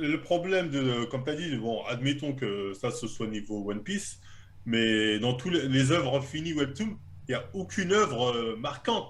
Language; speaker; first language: French; native; French